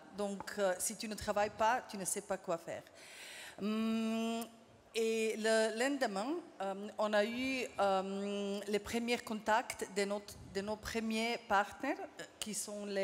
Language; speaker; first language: French; non-native, fluent; Slovenian